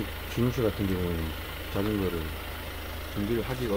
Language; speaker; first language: Korean; native; Korean